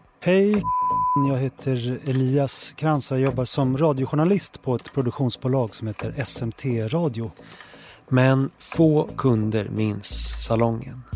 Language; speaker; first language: Swedish; native; Swedish